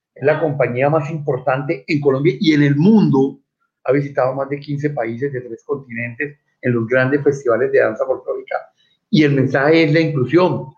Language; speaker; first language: Spanish; native; Spanish